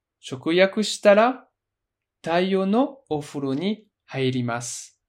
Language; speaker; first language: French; native; French